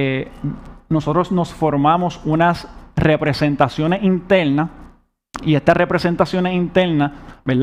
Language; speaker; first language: Spanish; native; Spanish